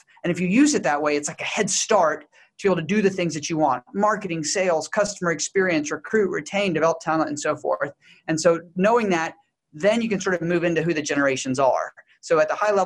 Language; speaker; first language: English; native; English